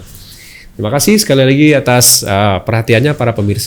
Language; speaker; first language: Indonesian; native; Indonesian